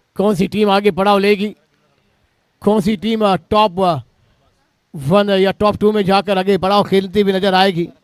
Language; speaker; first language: Hindi; non-native, local second language; Marathi